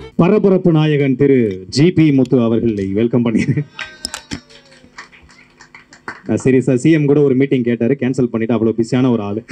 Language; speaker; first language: Tamil; native; Tamil